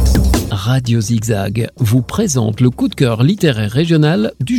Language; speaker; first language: French; native; French